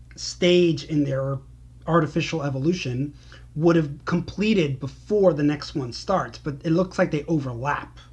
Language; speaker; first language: English; native; English